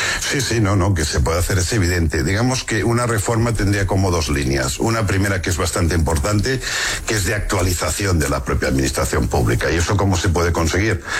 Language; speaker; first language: Spanish; non-native, local second language; Catalan